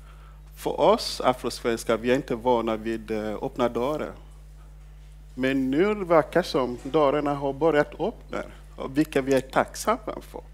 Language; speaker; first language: Swedish; non-native, fluent; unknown